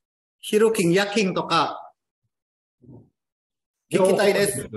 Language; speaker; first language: Japanese; non-native, learner; Indonesian